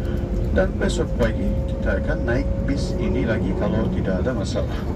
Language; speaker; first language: Indonesian; non-native, fluent; Turkish